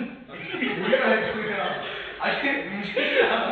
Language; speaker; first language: Korean; native; Korean